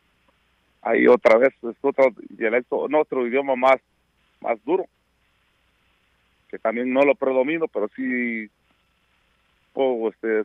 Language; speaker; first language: Spanish; non-native, local second language; Mixtepec Mixtec